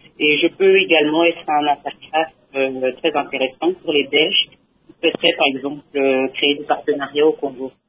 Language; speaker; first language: French; early bilingual, other home language; Lingala